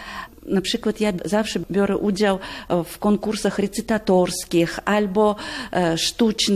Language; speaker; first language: Polish; non-native, learner; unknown